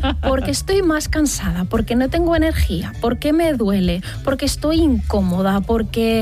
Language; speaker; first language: Spanish; native; Spanish